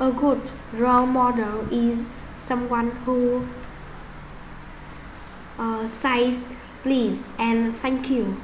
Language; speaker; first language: English; non-native, learner; Vietnamese